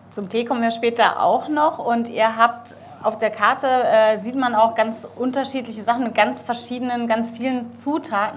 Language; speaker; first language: German; native; German